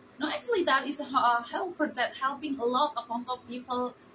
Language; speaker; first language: English; non-native, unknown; Javanese